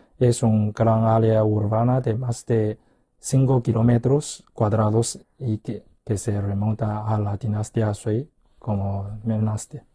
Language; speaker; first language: Spanish; non-native, fluent; Chinese